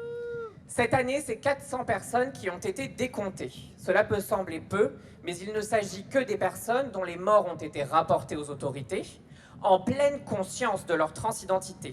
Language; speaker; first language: French; native; French